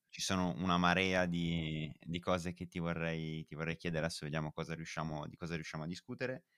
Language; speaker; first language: Italian; native; Italian